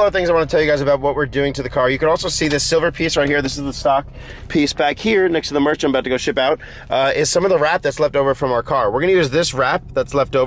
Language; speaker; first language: English; native; English